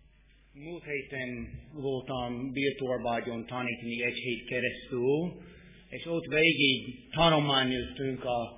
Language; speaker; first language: Hungarian; non-native, fluent; English